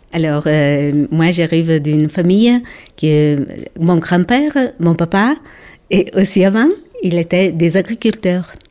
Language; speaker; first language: French; non-native, local second language; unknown